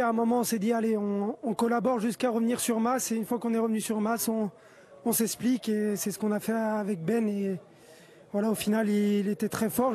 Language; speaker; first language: French; native; French